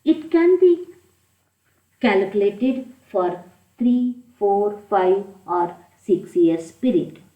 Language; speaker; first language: English; non-native, local second language; Kannada